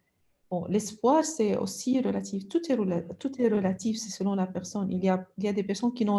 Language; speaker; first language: French; non-native, local second language; Arabic